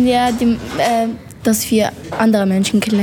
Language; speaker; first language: German; early bilingual, other home language; Arabic